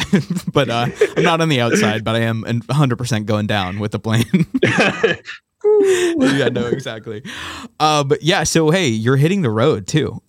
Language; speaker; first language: English; native; English